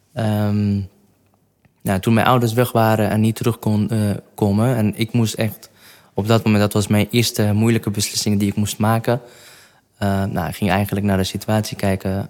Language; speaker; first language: Dutch; non-native, fluent; Kurdish